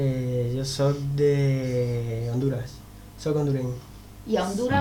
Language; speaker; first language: Catalan; non-native, learner; Spanish